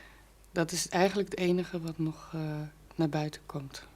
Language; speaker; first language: Dutch; native; Dutch